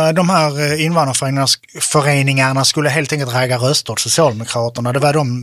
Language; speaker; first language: Swedish; native; Swedish